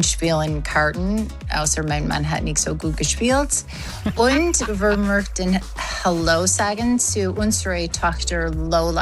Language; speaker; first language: German; non-native, learner; English